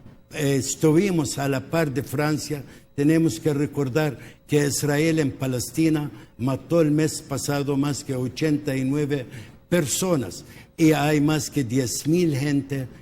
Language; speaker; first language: Spanish; early bilingual, heritage; Spanish